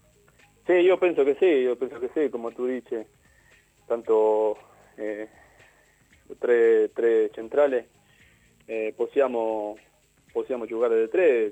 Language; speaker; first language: Italian; non-native, learner; Spanish